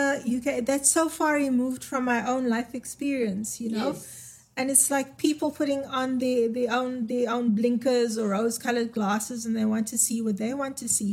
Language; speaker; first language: English; native; English